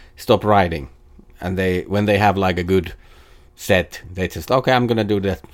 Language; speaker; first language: English; non-native, fluent; Finnish